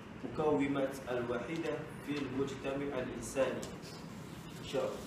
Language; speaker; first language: Arabic; non-native, learner; Malay